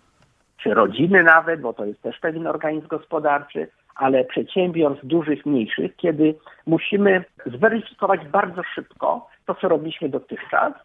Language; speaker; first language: Polish; native; Polish